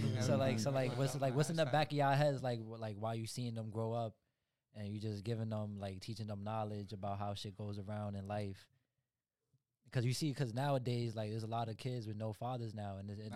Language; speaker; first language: English; native; English